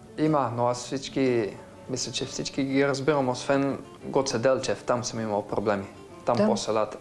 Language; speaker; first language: Bulgarian; non-native, fluent; Dutch